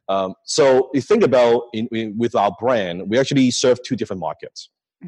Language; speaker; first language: English; non-native, local second language; Cantonese